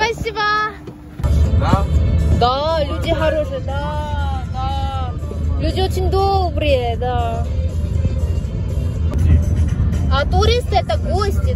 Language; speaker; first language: Russian; non-native, learner; Korean